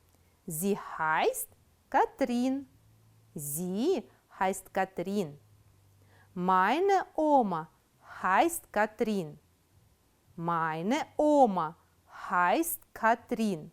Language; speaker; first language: German; non-native, fluent; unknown